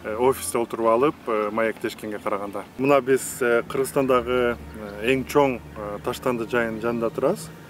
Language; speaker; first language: Kyrgyz; native; Kyrgyz